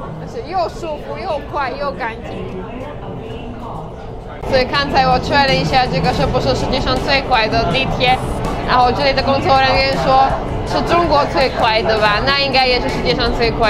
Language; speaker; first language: Chinese; non-native, fluent; Czech